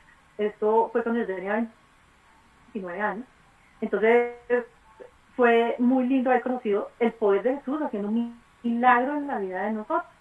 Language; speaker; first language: Spanish; native; Spanish